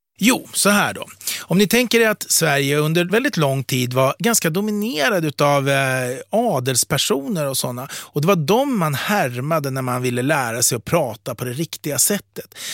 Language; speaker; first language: Swedish; native; Swedish